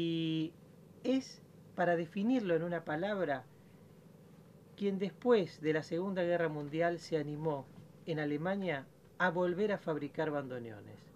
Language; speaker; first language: Spanish; native; Spanish